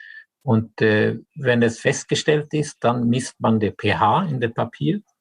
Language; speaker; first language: German; non-native, fluent; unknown